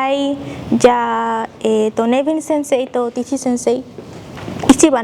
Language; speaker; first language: Japanese; non-native, fluent; Bangla